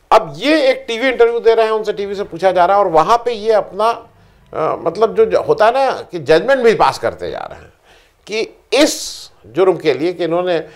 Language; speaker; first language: Hindi; native; Hindi